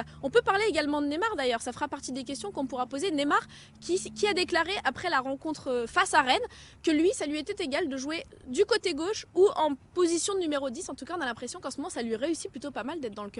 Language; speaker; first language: French; native; French